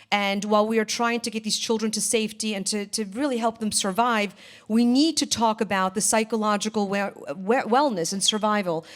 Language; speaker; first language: English; early bilingual, other home language; Polish